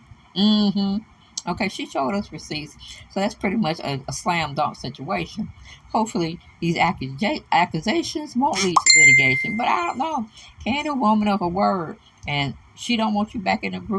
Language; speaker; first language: English; native; English